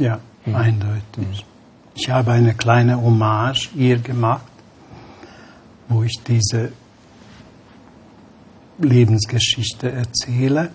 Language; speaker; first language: German; non-native, fluent; Hungarian